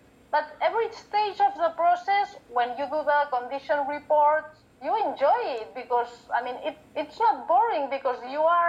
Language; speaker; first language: English; non-native, fluent; Catalan